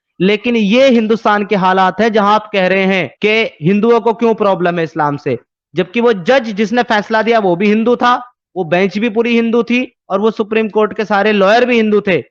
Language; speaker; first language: Urdu; native; Urdu